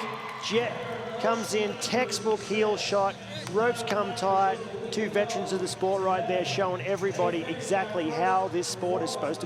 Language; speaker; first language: English; native; English